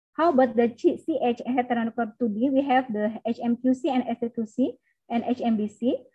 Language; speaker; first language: English; non-native, learner; Indonesian